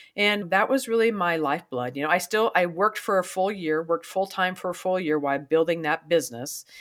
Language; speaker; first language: English; native; English